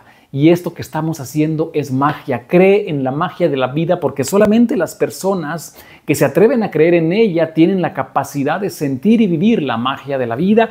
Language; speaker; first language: Spanish; native; Spanish